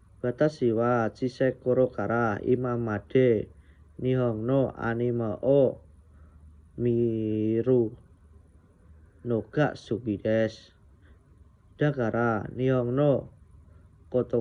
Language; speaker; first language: Japanese; non-native, learner; Indonesian